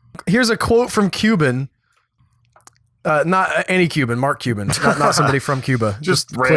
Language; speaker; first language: English; native; English